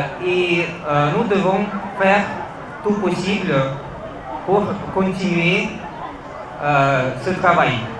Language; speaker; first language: French; non-native, fluent; Russian